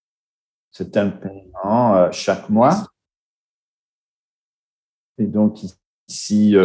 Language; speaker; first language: French; non-native, fluent; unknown